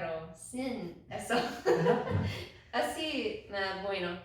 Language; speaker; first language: Spanish; non-native, learner; English